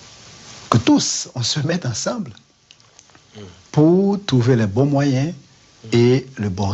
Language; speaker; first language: French; non-native, local second language; Haitian Creole